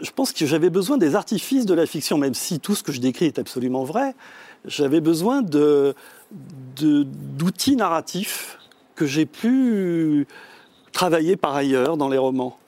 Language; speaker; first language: French; native; French